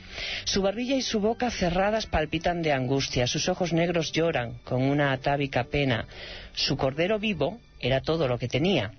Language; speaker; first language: Spanish; native; Spanish